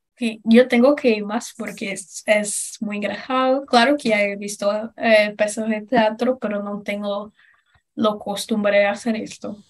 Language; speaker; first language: Spanish; non-native, learner; Portuguese